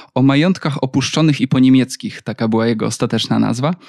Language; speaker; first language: Polish; native; Polish